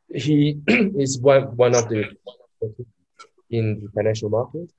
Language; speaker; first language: English; non-native, learner; Chinese